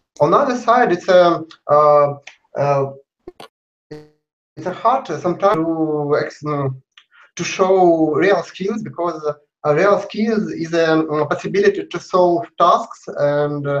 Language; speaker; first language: English; non-native, learner; Russian